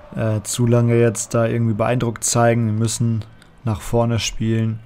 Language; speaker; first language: German; native; German